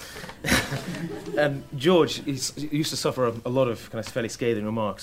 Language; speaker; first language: English; native; English